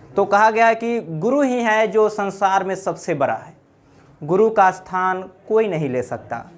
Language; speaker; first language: Hindi; native; Hindi